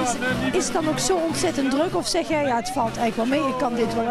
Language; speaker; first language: Dutch; native; Dutch